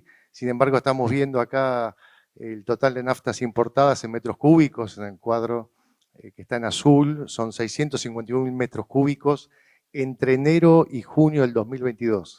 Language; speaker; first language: Spanish; native; Spanish